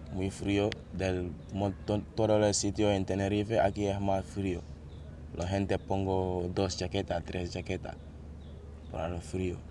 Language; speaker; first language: Spanish; non-native, learner; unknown